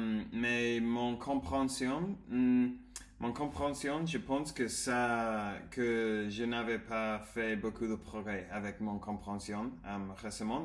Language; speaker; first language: French; non-native, learner; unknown